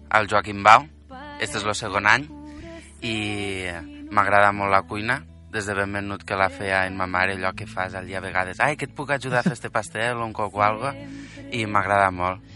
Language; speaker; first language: Catalan; native; Catalan